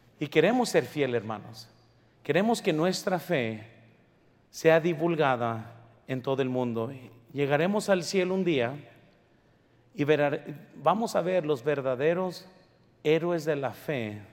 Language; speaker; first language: Spanish; early bilingual, heritage; Spanish